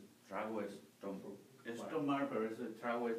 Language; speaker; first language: English; non-native, learner; Spanish